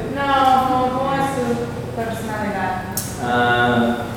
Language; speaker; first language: Spanish; non-native, learner; English